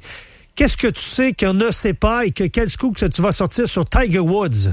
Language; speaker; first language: French; native; French